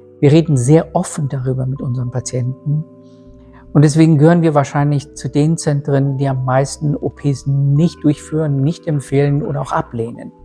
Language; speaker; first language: German; early bilingual, other home language; Persian